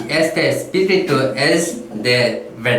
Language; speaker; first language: Spanish; non-native, learner; Korean